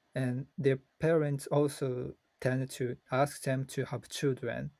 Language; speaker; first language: English; non-native, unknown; Japanese